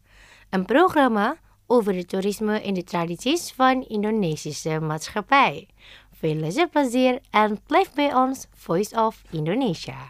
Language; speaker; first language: Dutch; non-native, fluent; Indonesian